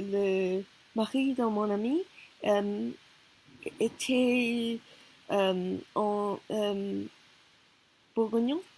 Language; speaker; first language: French; non-native, learner; Korean